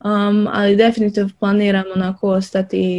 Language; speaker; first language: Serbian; early bilingual, other home language; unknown